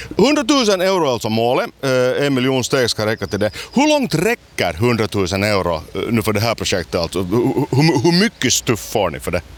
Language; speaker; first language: Swedish; native; Swedish